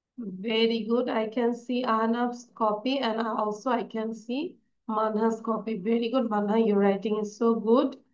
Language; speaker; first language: English; non-native, learner; Bangla